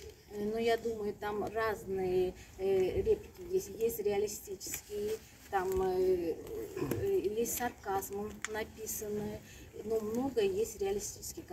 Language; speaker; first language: Russian; non-native, fluent; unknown